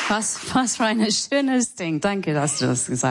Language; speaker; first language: German; non-native, learner; English